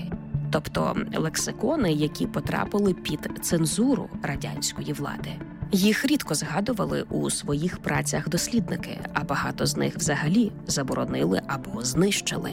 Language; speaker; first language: Ukrainian; native; Ukrainian